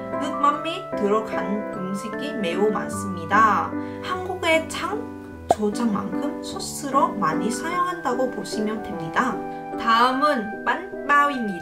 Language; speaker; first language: Korean; non-native, local second language; Vietnamese